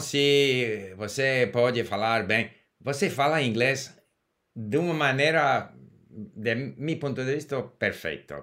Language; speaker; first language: Portuguese; non-native, learner; English